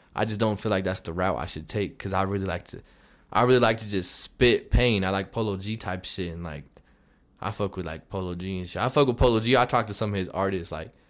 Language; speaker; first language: English; native; English